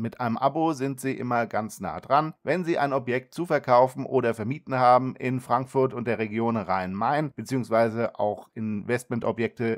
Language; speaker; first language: German; native; German